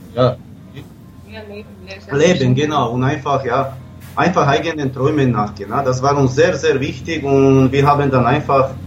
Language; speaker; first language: German; non-native, fluent; Slovak